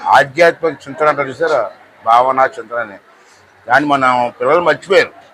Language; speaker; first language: Telugu; native; Telugu